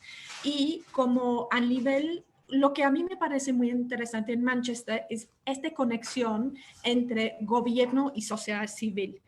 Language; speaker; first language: Spanish; non-native, fluent; English